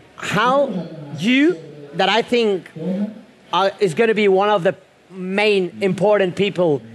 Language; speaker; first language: English; non-native, learner; Spanish